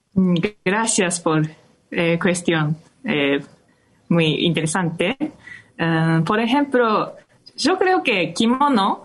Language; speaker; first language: Spanish; non-native, fluent; Japanese